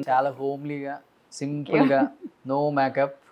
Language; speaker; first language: Telugu; native; Telugu